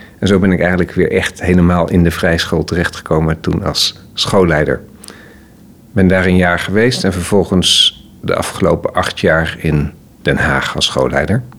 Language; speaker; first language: Dutch; native; Dutch